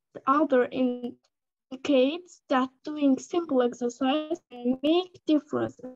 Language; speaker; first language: English; non-native, fluent; Georgian